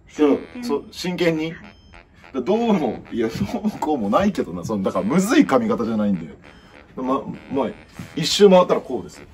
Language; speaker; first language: Japanese; native; Japanese